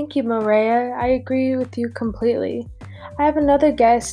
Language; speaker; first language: English; native; English